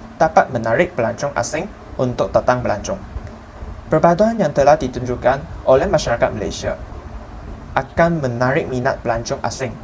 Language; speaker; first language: Malay; non-native, local second language; Chinese